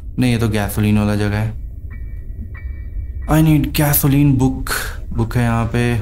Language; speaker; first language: Hindi; native; Hindi